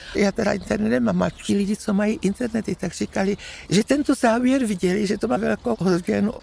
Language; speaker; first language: Czech; native; Czech